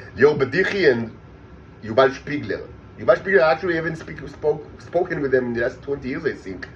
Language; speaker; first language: English; non-native, fluent; Hebrew